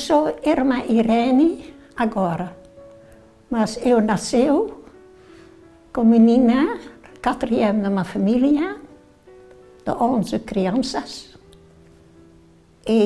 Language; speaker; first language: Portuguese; non-native, learner; Dutch